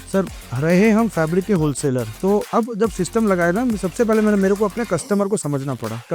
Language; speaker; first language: Hindi; non-native, local second language; Gujarati